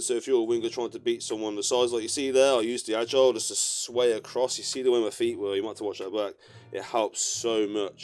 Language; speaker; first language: English; native; English